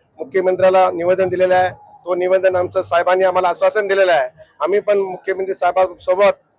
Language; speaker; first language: Marathi; non-native, local second language; Lambadi